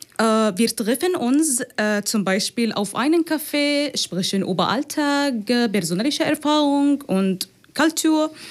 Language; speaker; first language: German; non-native, fluent; Arabic